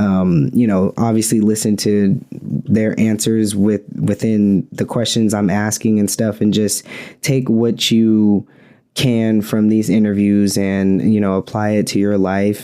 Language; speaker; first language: English; native; English